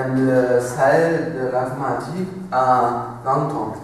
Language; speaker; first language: French; non-native, learner; German